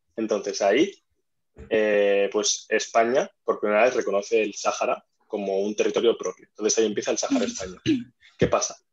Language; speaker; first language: Spanish; non-native, fluent; Arabic